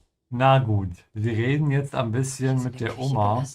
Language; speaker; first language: German; non-native, fluent; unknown